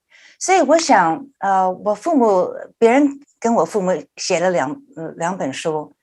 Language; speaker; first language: Chinese; early bilingual, heritage; Chinese